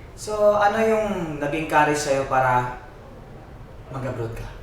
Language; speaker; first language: Filipino; native; Filipino